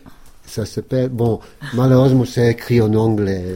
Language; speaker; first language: French; non-native, fluent; English